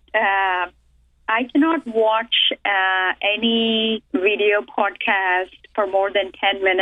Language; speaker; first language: English; non-native, local second language; Telugu